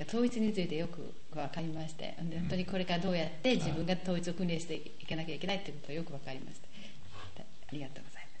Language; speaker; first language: Japanese; native; Japanese